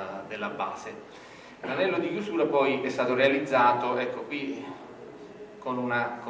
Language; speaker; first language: Italian; native; Italian